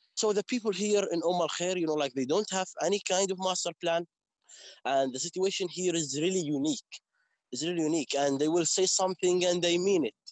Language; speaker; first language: English; non-native, fluent; Arabic